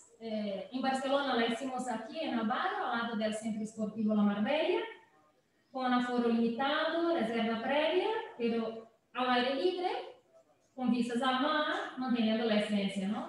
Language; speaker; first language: Spanish; non-native, fluent; Portuguese